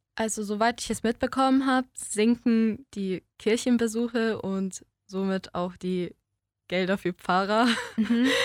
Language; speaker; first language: German; early bilingual, other home language; Polish